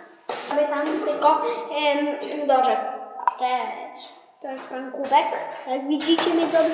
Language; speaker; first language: Polish; early bilingual, heritage; Polish